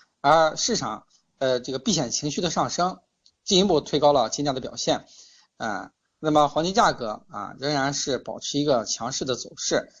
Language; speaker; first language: Chinese; native; Chinese